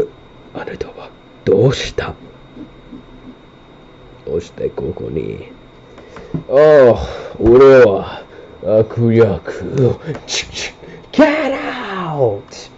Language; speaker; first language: Japanese; non-native, learner; English